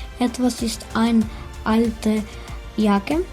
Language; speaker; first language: German; non-native, learner; Ukrainian